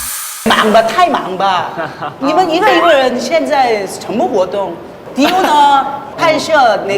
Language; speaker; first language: Chinese; non-native, learner; Korean